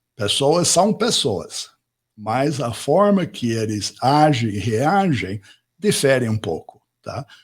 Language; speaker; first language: Portuguese; non-native, fluent; English